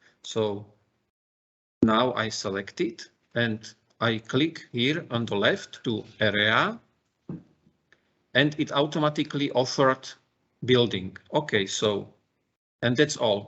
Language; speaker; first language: English; non-native, fluent; Slovak